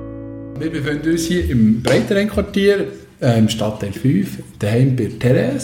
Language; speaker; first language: German; native; German